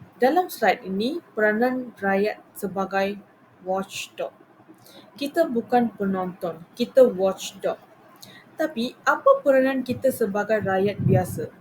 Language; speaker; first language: Malay; non-native, local second language; Tamil